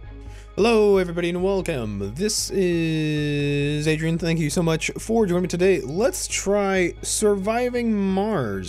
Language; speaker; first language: English; native; English